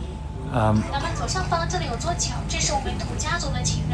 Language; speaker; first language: Chinese; native; Chinese